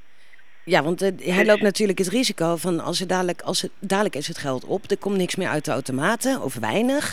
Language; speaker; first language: Dutch; native; Dutch